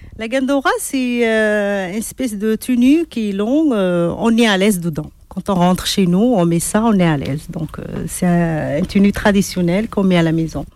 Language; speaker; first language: French; non-native, local second language; Arabic